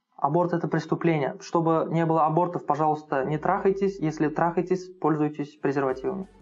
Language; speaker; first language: Russian; non-native, local second language; Uzbek